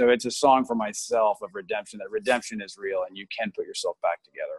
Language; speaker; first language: English; native; English